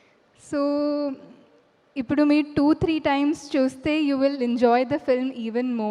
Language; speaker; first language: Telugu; non-native, fluent; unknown